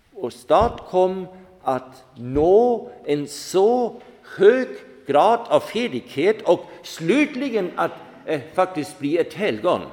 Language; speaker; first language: Swedish; non-native, fluent; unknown